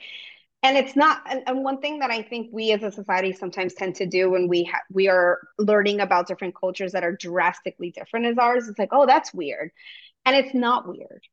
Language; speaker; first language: English; early bilingual, other home language; Spanish